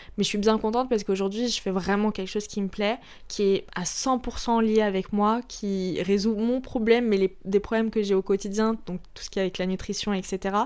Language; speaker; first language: French; early bilingual, other home language; Arabic